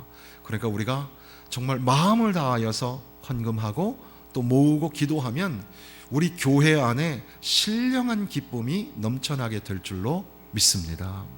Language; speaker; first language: Korean; native; Korean